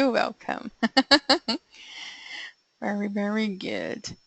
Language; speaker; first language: English; non-native, fluent; Portuguese